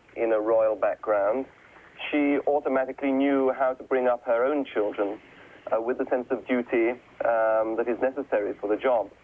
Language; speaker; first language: English; native; English